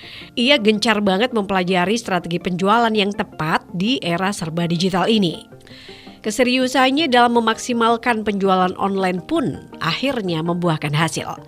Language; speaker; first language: Indonesian; native; Indonesian